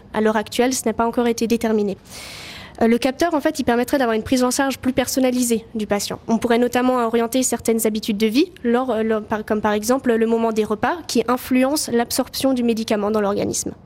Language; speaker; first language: French; native; French